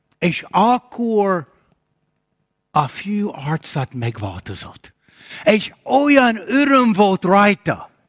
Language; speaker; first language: Hungarian; non-native, fluent; English